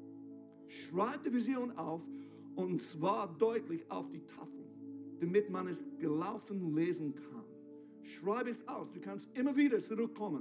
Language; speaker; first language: German; non-native, fluent; English